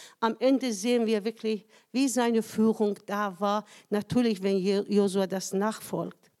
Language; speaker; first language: German; non-native, fluent; Persian